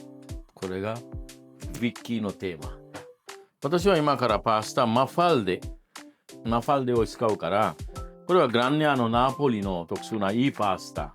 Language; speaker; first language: Japanese; non-native, fluent; Italian